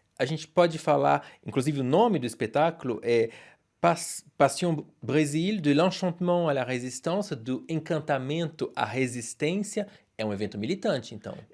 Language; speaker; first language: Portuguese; native; Portuguese